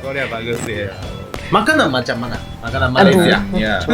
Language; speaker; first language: Indonesian; non-native, learner; Japanese